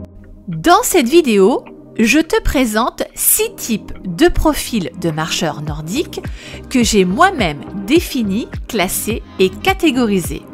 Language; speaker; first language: French; native; French